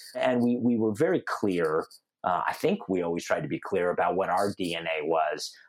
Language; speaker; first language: English; native; English